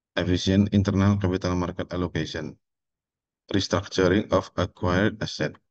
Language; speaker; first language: English; non-native, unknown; Indonesian